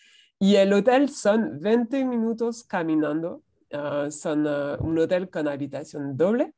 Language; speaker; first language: Spanish; non-native, fluent; French